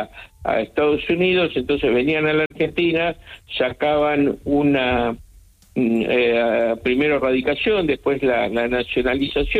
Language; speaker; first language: Spanish; native; Spanish